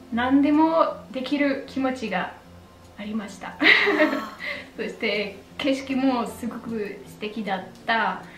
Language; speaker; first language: Japanese; non-native, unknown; Polish